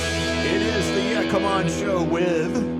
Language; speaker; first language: English; native; English